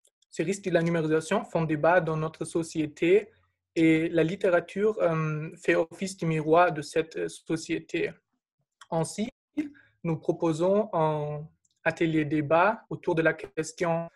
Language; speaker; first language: French; non-native, fluent; German